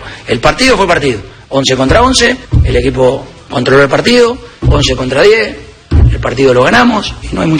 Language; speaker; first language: Spanish; native; Spanish